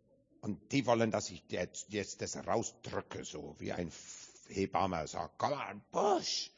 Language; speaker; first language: German; non-native, learner; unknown